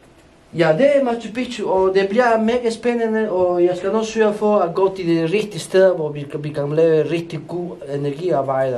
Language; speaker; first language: Danish; non-native, fluent; Spanish